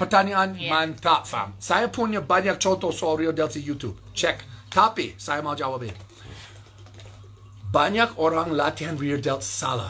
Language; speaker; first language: Indonesian; non-native, learner; English